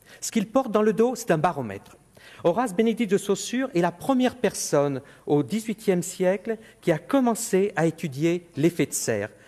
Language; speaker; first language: French; native; French